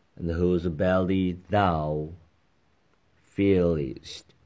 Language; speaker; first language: English; non-native, learner; Korean